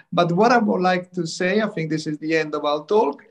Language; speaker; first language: English; early bilingual, other home language; Italian